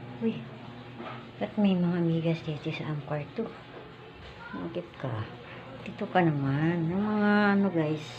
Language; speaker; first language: Filipino; non-native, local second language; Cebuano